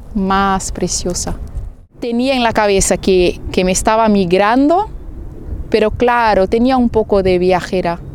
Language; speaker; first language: Spanish; non-native, fluent; Portuguese